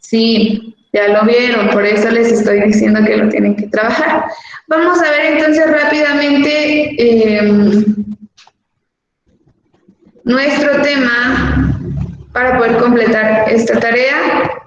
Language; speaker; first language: Spanish; native; Spanish